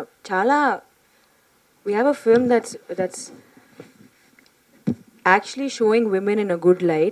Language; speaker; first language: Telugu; non-native, fluent; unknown